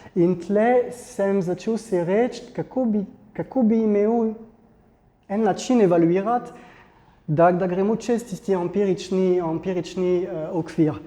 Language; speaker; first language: Slovenian; non-native, fluent; French